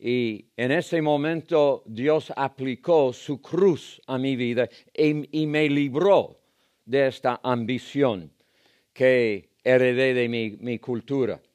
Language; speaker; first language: Spanish; non-native, fluent; English